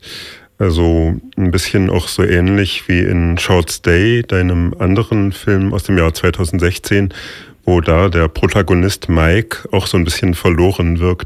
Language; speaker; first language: German; native; German